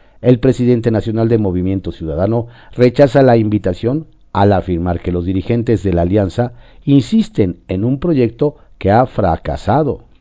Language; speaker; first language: Spanish; native; Spanish